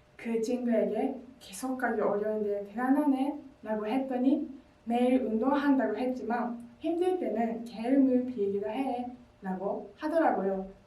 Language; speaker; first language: Korean; non-native, learner; Japanese